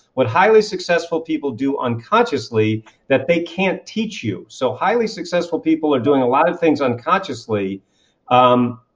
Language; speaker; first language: English; native; English